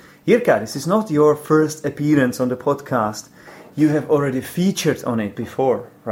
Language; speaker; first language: English; non-native, fluent; Czech